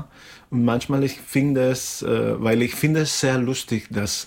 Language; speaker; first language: German; non-native, learner; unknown